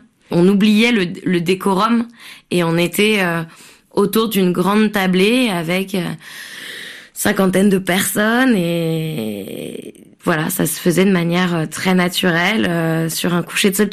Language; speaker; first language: French; native; French